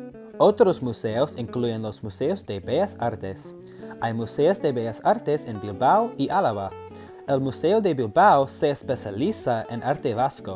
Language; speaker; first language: Spanish; non-native, learner; English